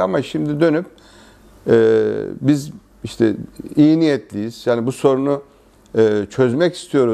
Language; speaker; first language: Turkish; native; Turkish